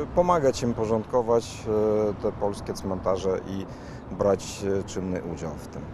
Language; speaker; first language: Polish; early bilingual, heritage; Kazakh